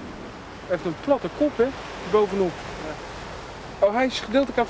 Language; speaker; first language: Dutch; native; Dutch